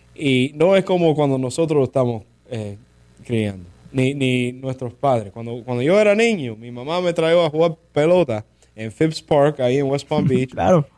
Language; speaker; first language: Spanish; early bilingual, heritage; Spanish